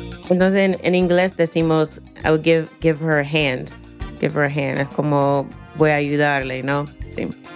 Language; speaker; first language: Spanish; non-native, fluent; English